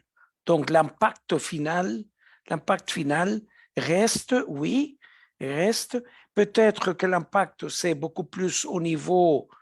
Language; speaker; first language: French; non-native, fluent; Spanish